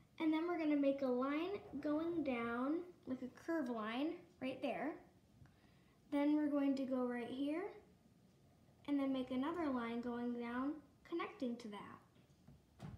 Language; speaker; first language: English; native; English